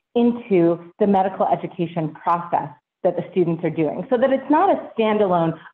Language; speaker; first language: English; native; English